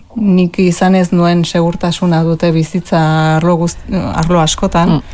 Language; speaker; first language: Basque; non-native, local second language; Spanish